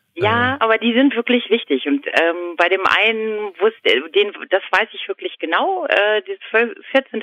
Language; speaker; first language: German; native; German